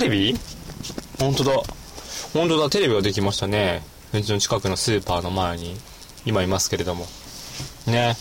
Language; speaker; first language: Japanese; native; Japanese